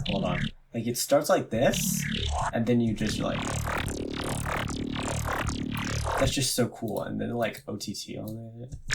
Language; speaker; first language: English; native; English